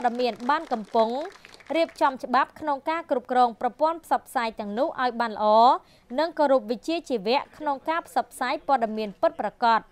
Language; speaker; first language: Khmer; native; Khmer